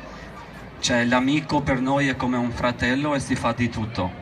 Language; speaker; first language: Italian; non-native, fluent; Albanian